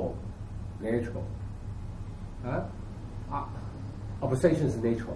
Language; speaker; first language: English; non-native, learner; Chinese